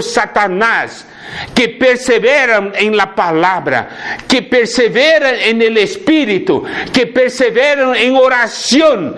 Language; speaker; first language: Spanish; non-native, fluent; Portuguese